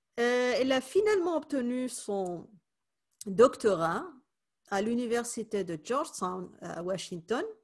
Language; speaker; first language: French; non-native, fluent; Spanish